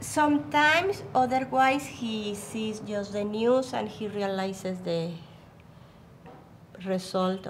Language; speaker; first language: English; non-native, learner; Spanish